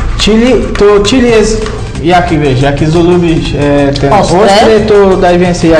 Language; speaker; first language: Polish; non-native, learner; Portuguese